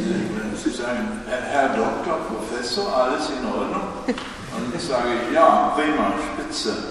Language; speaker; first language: German; non-native, learner; Swedish